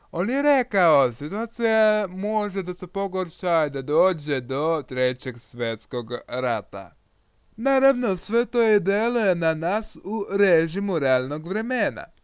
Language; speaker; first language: Croatian; non-native, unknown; Russian